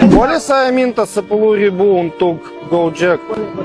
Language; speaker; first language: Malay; non-native, learner; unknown